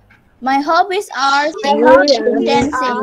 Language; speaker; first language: English; non-native, learner; Indonesian